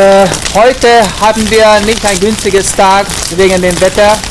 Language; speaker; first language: German; non-native, learner; Hungarian